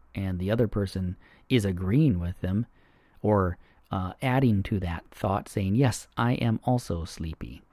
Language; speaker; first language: English; native; English